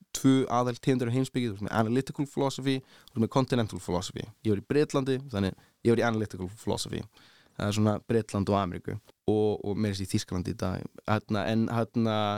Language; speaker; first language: Icelandic; early bilingual, heritage; Icelandic